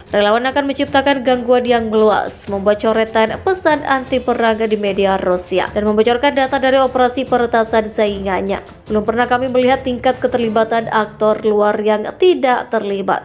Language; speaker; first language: Indonesian; native; Indonesian